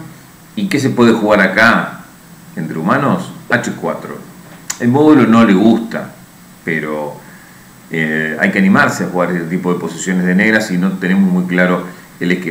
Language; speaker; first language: Spanish; native; Spanish